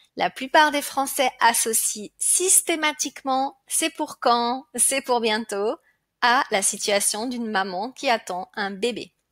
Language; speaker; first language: French; native; French